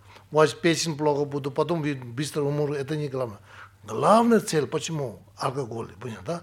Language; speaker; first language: Russian; non-native, learner; Tibetan